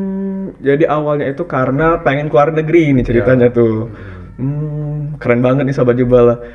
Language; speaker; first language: Indonesian; native; Indonesian